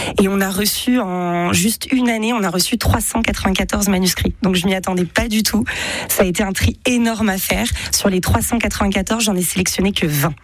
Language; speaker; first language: French; native; French